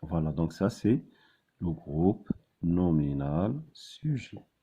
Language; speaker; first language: French; non-native, local second language; Arabic